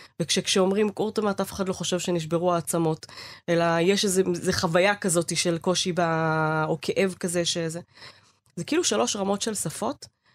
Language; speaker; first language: Hebrew; early bilingual, other home language; Amharic